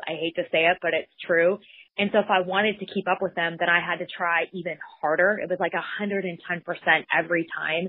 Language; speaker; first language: English; native; English